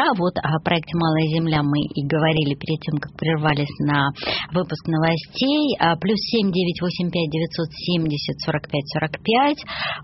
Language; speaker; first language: Russian; native; Russian